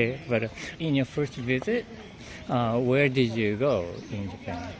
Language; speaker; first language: English; non-native, fluent; Japanese